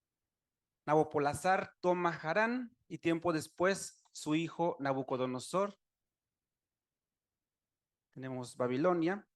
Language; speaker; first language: Spanish; native; Spanish